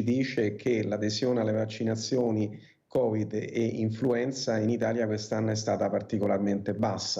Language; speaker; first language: Italian; native; Italian